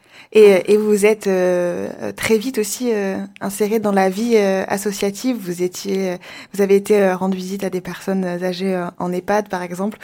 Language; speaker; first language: French; native; French